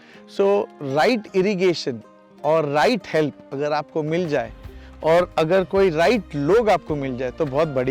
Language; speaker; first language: Hindi; non-native, local second language; Marathi